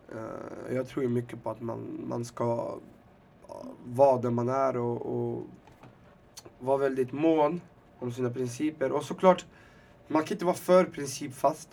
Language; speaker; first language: Swedish; early bilingual, other home language; Arabic